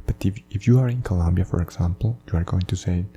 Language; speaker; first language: English; non-native, fluent; Spanish